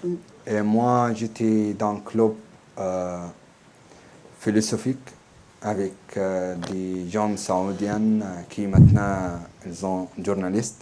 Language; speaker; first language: French; non-native, learner; Arabic